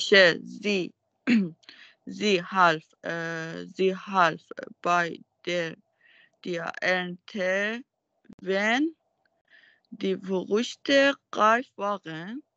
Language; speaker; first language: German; non-native, learner; Persian